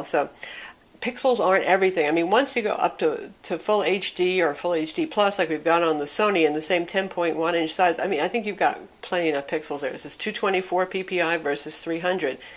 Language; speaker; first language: English; native; English